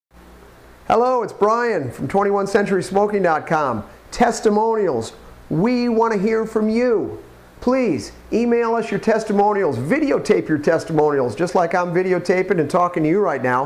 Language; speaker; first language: English; native; English